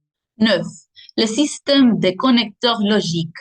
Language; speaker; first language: French; non-native, learner; Spanish